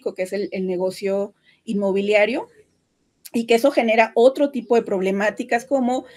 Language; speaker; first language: Spanish; native; Spanish